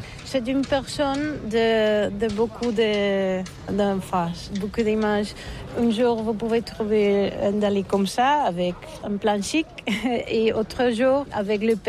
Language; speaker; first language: French; non-native, learner; Catalan